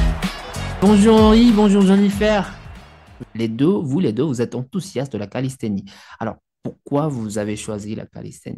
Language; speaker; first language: French; non-native, fluent; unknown